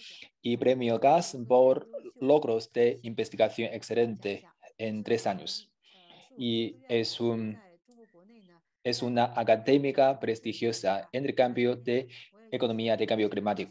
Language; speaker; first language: Spanish; non-native, fluent; Chinese